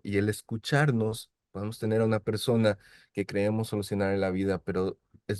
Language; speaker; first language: Spanish; native; Spanish